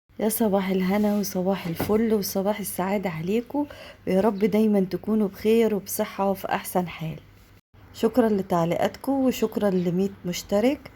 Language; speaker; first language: Arabic; native; Arabic